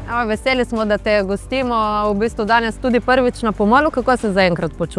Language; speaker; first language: Slovenian; native; Slovenian